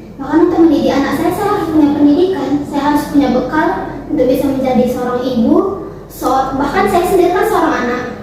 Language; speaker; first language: Indonesian; native; Indonesian